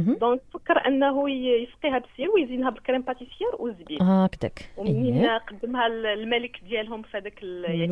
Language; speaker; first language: Arabic; native; Arabic